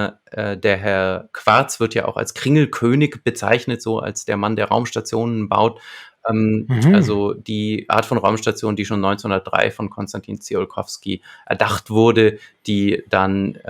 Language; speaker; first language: German; native; German